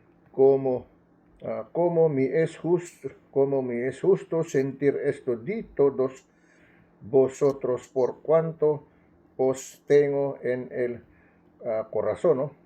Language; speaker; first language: Spanish; non-native, learner; Filipino